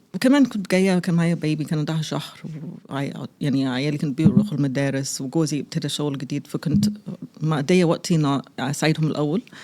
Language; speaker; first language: Egyptian Arabic; early bilingual, heritage; Arabic